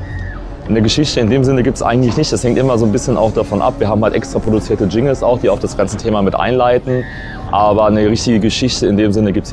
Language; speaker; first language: German; native; German